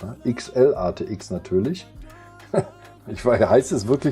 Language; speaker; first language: German; native; German